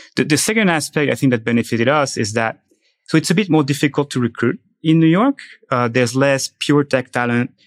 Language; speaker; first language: English; non-native, fluent; French